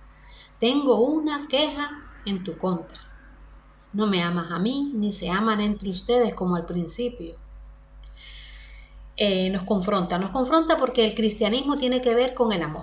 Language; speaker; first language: Spanish; native; Spanish